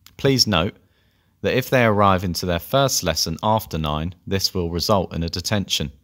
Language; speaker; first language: English; native; English